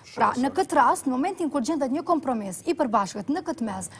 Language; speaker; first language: Albanian; native; Albanian